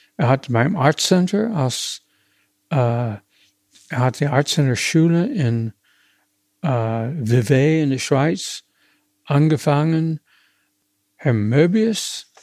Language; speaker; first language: German; non-native, fluent; English